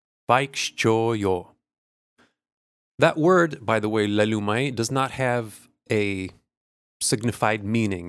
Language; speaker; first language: English; early bilingual, other home language; Lithuanian